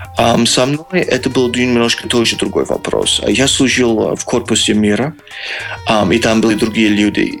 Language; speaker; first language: Russian; non-native, fluent; English